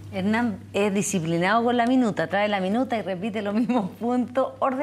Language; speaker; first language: Spanish; native; Spanish